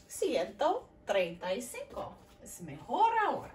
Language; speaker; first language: Spanish; non-native, fluent; English